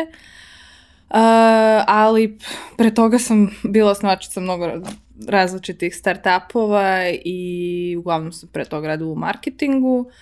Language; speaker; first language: Serbian; early bilingual, heritage; Serbian